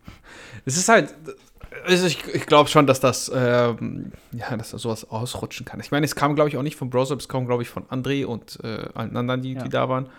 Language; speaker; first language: German; non-native, fluent; Russian